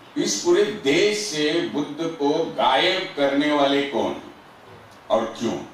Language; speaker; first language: Hindi; non-native, local second language; Marathi